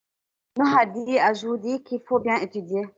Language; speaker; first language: French; non-native, learner; Arabic